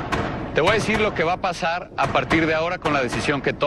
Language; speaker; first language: Spanish; native; Spanish